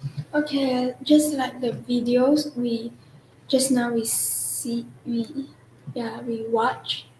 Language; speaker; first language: English; non-native, local second language; Chinese